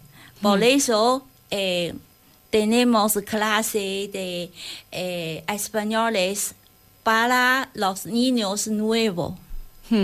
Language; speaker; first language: Spanish; non-native, learner; Chinese